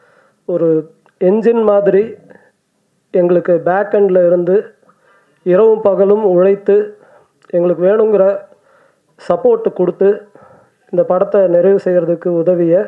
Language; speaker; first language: Tamil; native; Tamil